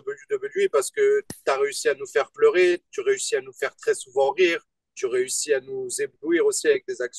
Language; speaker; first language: French; native; French